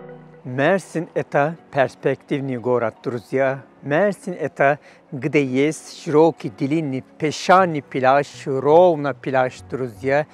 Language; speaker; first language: Russian; non-native, fluent; Turkish